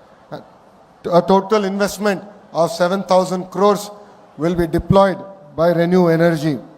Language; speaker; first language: English; non-native, local second language; Telugu